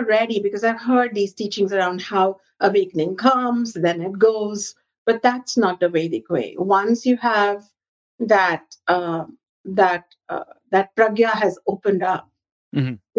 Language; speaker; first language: English; non-native, local second language; Hindi